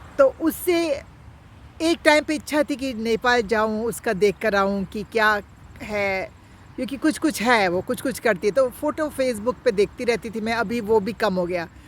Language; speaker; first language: Hindi; native; Hindi